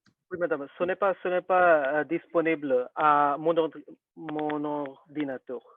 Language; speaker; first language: French; non-native, learner; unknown